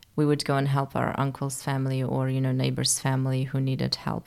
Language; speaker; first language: English; early bilingual, other home language; Persian